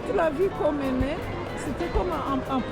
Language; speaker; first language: French; non-native, local second language; Kinyarwanda